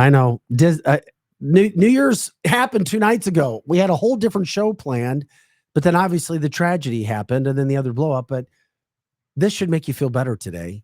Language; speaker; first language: English; native; English